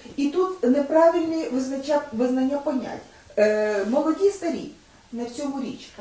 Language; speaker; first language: Ukrainian; native; Ukrainian